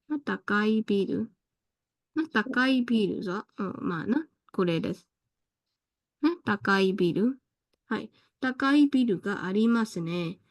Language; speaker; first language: Japanese; non-native, fluent; Burmese